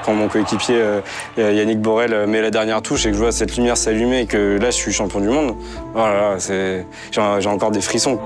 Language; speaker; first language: French; native; French